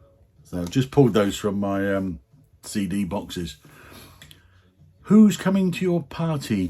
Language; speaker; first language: English; native; English